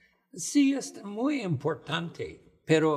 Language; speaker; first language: Spanish; non-native, fluent; English